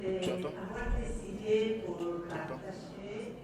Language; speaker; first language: French; non-native, learner; Spanish